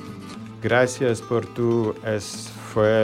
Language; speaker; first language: Spanish; non-native, learner; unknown